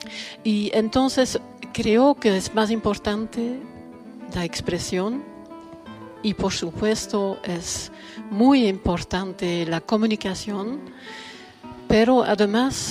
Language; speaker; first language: Spanish; non-native, learner; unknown